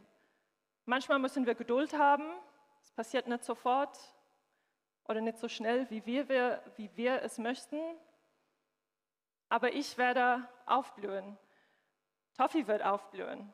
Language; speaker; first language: German; non-native, fluent; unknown